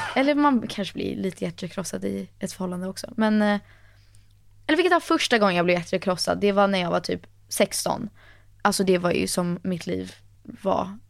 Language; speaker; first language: Swedish; early bilingual, heritage; Swedish